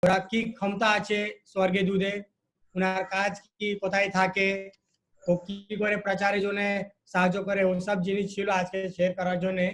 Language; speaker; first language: Bangla; non-native, local second language; Hindi